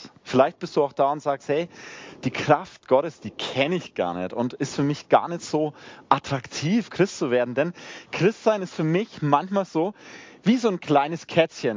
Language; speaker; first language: German; native; German